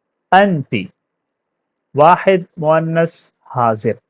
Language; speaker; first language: Arabic; non-native, fluent; Urdu